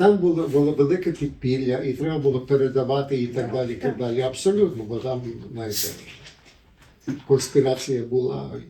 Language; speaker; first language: Ukrainian; early bilingual, heritage; Ukrainian